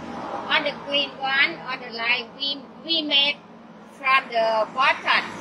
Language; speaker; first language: English; non-native, learner; Thai